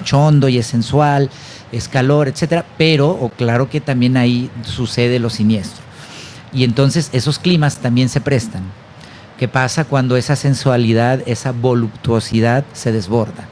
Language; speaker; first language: Spanish; native; Spanish